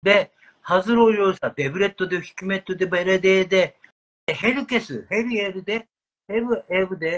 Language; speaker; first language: Turkish; non-native, learner; Japanese